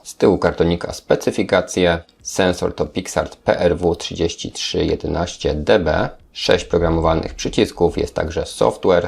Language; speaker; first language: Polish; native; Polish